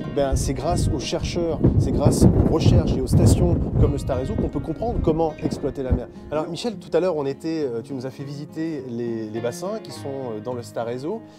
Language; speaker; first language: French; native; French